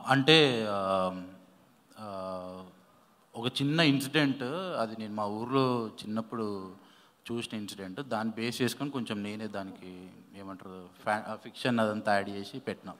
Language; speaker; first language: Telugu; native; Telugu